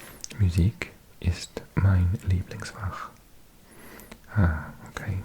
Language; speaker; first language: German; non-native, learner; English